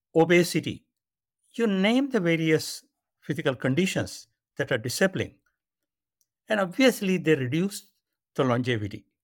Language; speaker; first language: English; non-native, local second language; Marathi